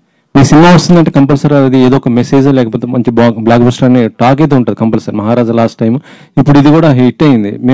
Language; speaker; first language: Telugu; native; Telugu